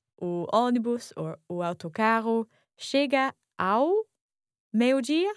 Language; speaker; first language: Portuguese; non-native, learner; English